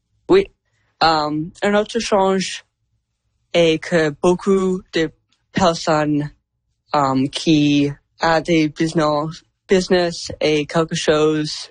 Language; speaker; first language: French; non-native, local second language; English